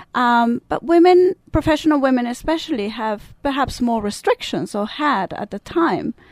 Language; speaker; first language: English; non-native, fluent; Italian